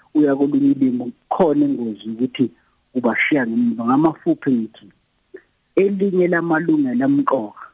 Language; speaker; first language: Zulu; native; Zulu